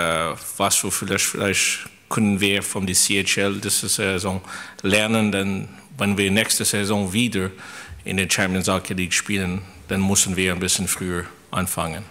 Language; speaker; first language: German; non-native, fluent; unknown